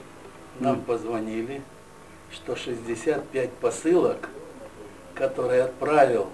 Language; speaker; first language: Russian; native; Russian